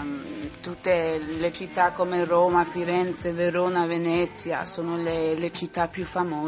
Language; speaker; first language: Italian; non-native, learner; Swedish